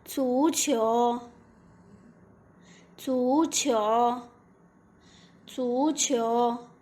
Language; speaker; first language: Chinese; non-native, fluent; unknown